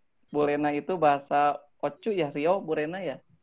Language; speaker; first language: Indonesian; native; Indonesian